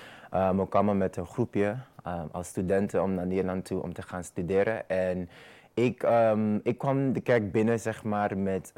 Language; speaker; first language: Dutch; non-native, fluent; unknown